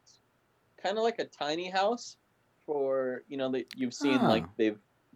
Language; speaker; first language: English; native; English